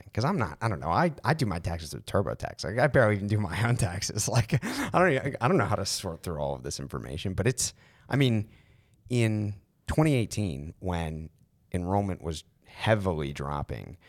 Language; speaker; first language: English; native; English